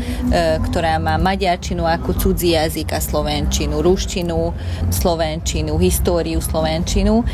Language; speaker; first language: Slovak; non-native, local second language; Hungarian